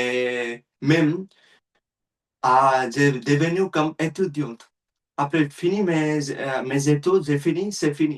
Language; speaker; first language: French; non-native, learner; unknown